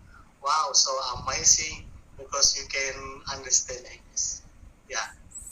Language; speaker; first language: English; non-native, learner; Buginese